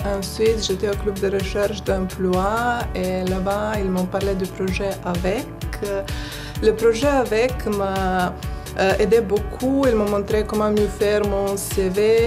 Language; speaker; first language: French; non-native, fluent; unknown